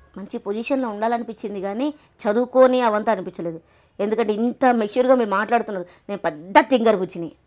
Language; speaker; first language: Telugu; native; Telugu